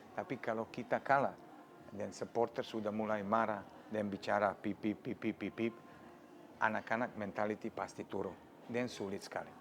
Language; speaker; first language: Indonesian; non-native, fluent; Serbian